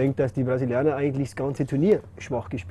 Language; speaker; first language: German; native; German